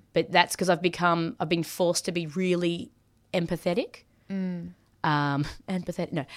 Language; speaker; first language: English; early bilingual, other home language; Maltese